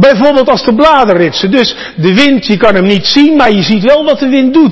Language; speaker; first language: Dutch; native; Dutch